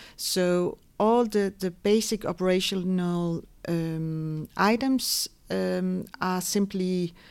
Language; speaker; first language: English; non-native, fluent; Danish